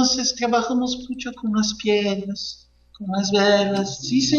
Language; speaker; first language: Spanish; non-native, fluent; Portuguese